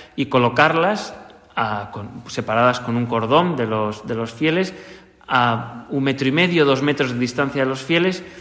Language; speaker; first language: Spanish; native; Spanish